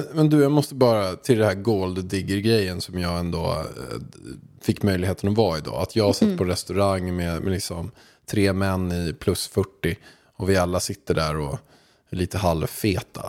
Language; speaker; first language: Swedish; native; Swedish